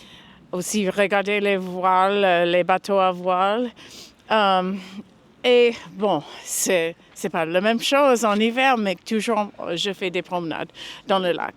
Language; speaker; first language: French; non-native, fluent; English